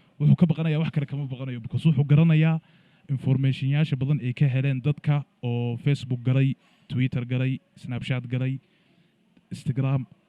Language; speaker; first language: Somali; early bilingual, heritage; Somali